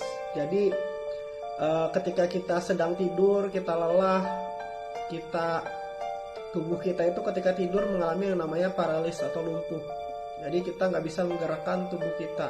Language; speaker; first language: Indonesian; native; Indonesian